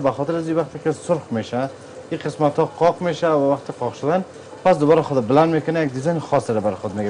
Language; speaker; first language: Persian; native; Persian